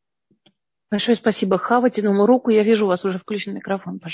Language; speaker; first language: Russian; native; Russian